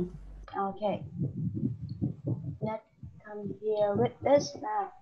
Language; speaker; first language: English; non-native, learner; Vietnamese